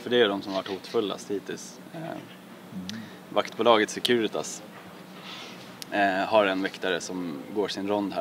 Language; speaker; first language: Swedish; native; Swedish